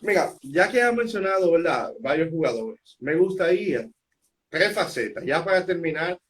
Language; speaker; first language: Spanish; native; Spanish